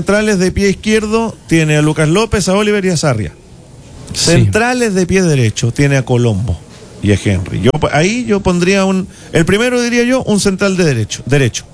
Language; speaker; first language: Spanish; native; Spanish